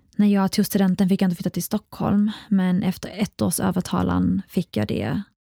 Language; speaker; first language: Swedish; early bilingual, other home language; Arabic